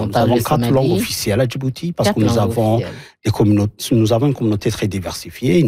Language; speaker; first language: French; non-native, local second language; Somali